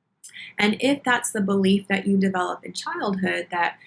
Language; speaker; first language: English; native; English